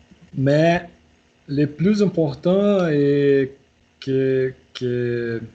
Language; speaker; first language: French; non-native, learner; Portuguese